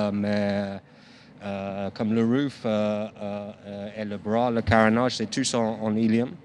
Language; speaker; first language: French; non-native, learner; English